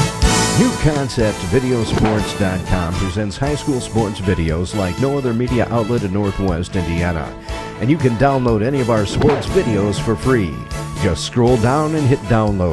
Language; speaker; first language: English; native; English